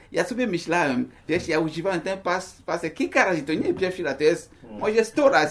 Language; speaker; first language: Polish; non-native, learner; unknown